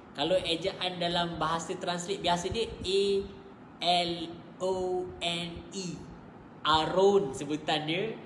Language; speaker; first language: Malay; native; Malay